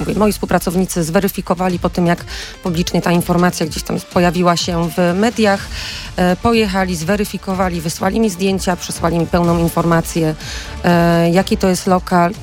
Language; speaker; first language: Polish; native; Polish